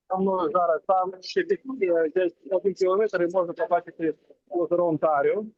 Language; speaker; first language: Ukrainian; non-native, local second language; Russian